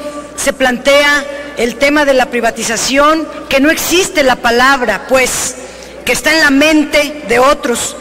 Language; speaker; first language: Spanish; native; Spanish